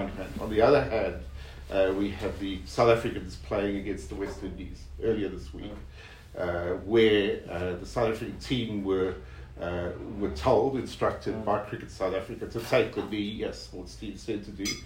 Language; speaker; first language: English; native; English